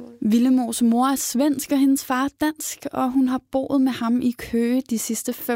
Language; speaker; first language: Danish; native; Danish